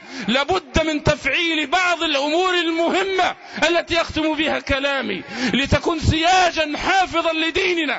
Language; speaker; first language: Arabic; native; Arabic